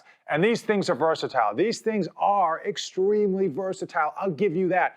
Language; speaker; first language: English; native; English